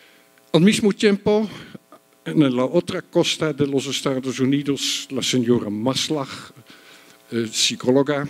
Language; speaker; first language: Spanish; non-native, fluent; Dutch